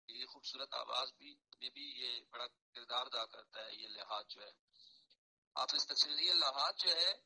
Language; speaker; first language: Urdu; non-native, local second language; Punjabi